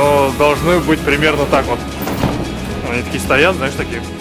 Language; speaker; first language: Russian; native; Russian